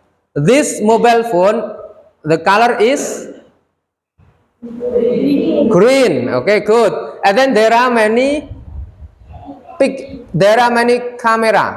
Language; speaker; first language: English; non-native, fluent; Indonesian